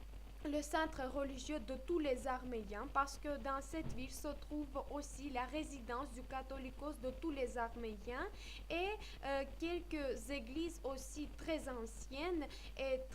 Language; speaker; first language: French; non-native, fluent; Armenian